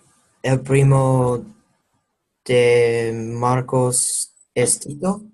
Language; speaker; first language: Spanish; non-native, learner; English